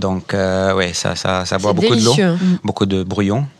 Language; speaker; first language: French; non-native, fluent; Arabic